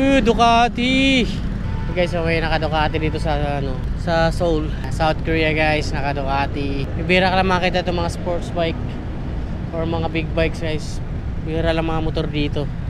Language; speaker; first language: Filipino; native; Filipino